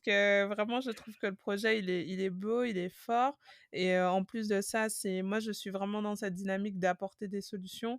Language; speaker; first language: French; native; French